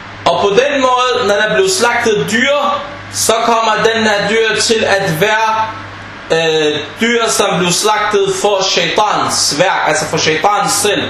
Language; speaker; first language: Danish; non-native, fluent; Arabic